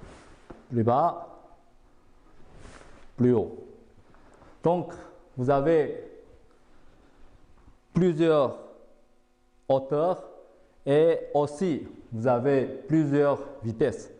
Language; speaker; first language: French; non-native, fluent; Chinese